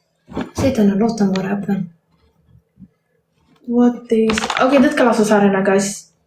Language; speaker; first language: Swedish; early bilingual, other home language; Somali